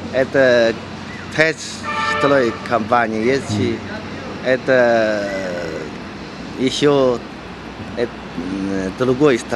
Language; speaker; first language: Russian; non-native, learner; Chinese